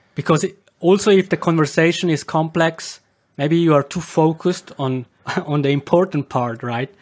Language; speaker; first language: English; non-native, fluent; German